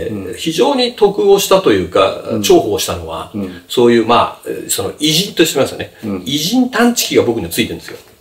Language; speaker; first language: Japanese; native; Japanese